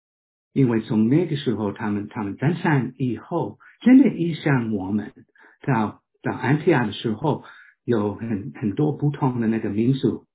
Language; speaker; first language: Chinese; non-native, fluent; English